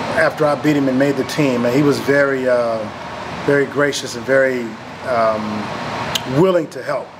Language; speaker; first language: English; native; English